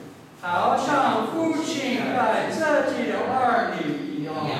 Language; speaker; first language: Chinese; non-native, learner; English